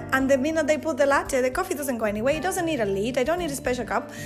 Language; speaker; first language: English; non-native, fluent; Spanish